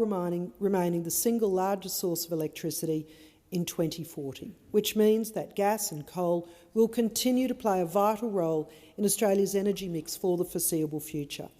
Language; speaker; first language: English; native; English